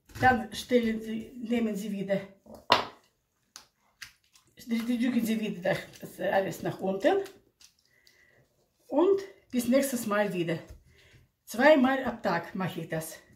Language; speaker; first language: German; non-native, local second language; Russian